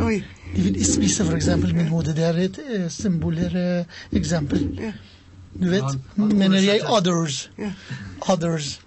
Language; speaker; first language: Norwegian; non-native, learner; Persian